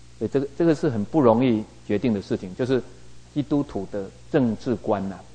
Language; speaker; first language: Chinese; native; Chinese